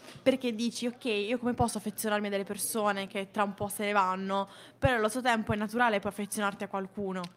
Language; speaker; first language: Italian; native; Italian